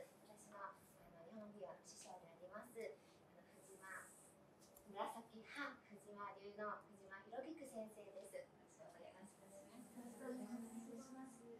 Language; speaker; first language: Japanese; native; Japanese